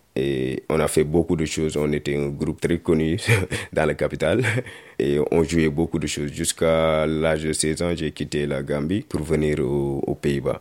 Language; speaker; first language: French; non-native, local second language; Wolof